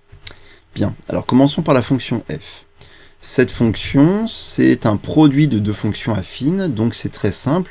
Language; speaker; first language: French; native; French